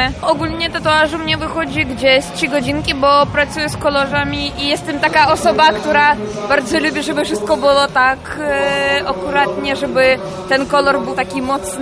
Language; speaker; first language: Polish; non-native, fluent; Ukrainian